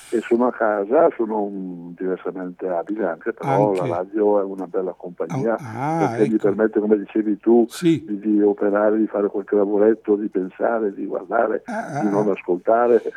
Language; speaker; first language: Italian; native; Italian